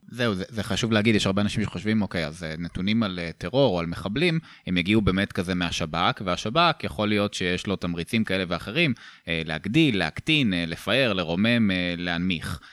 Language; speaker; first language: Hebrew; native; Hebrew